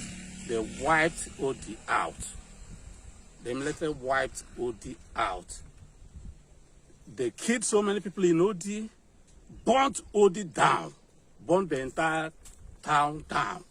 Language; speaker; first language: English; non-native, local second language; Igbo